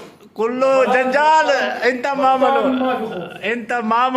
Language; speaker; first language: Arabic; non-native, learner; Urdu